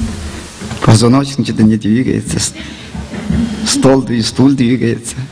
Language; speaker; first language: Russian; non-native, local second language; Tuvinian